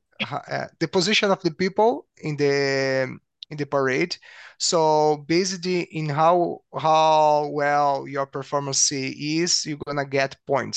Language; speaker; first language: English; non-native, learner; Portuguese